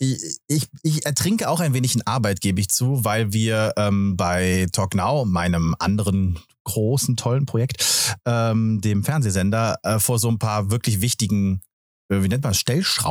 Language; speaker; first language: German; native; German